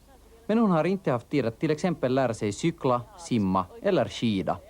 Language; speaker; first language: Swedish; native; Swedish